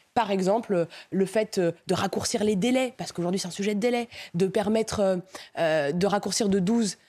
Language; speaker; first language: French; native; French